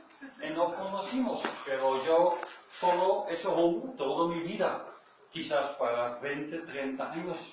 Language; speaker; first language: Spanish; non-native, learner; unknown